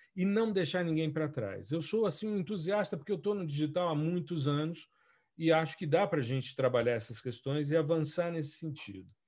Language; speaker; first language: Portuguese; native; Portuguese